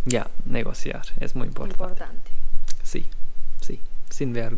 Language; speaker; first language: Spanish; non-native, learner; German